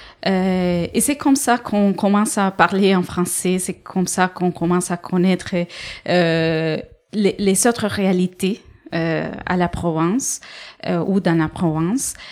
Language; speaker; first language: French; non-native, fluent; Spanish